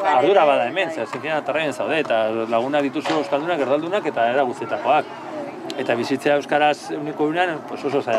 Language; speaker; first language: Basque; non-native, local second language; Spanish